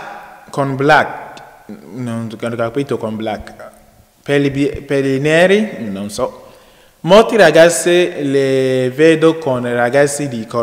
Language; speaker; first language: Italian; non-native, learner; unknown